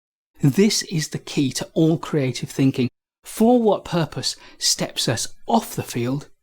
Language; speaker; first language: English; native; English